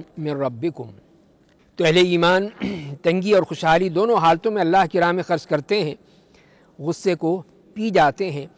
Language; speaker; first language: Urdu; native; Urdu